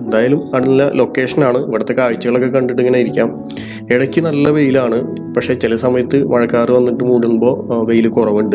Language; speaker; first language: Malayalam; native; Malayalam